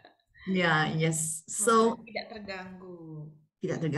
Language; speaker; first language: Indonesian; non-native, learner; Malay